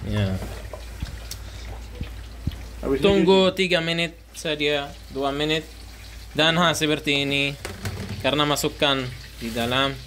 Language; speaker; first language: Indonesian; non-native, learner; Arabic